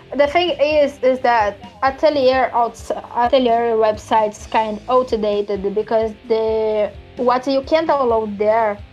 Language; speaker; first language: English; non-native, fluent; Portuguese